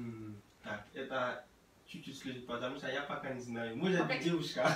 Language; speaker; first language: Russian; non-native, learner; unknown